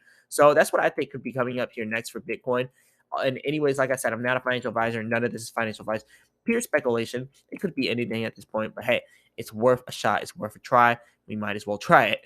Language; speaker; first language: English; native; English